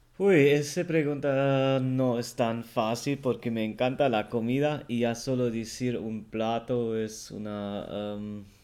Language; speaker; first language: Spanish; non-native, fluent; German